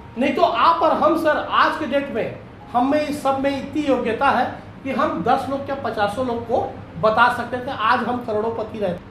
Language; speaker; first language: Hindi; native; Hindi